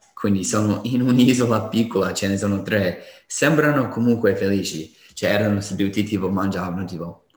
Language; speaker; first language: Italian; non-native, fluent; English